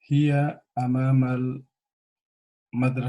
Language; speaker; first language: Arabic; non-native, learner; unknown